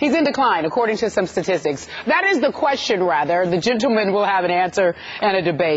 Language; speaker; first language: English; native; English